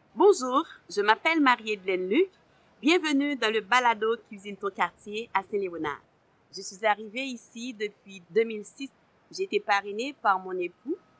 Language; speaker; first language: French; non-native, local second language; Haitian Creole